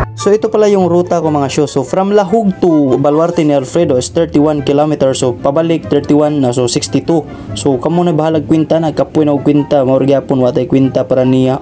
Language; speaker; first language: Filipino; non-native, local second language; Cebuano